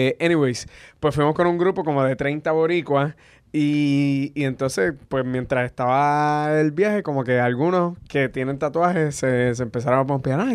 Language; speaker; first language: Spanish; native; Spanish